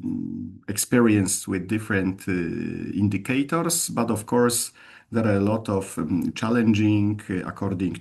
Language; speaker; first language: English; non-native, fluent; Polish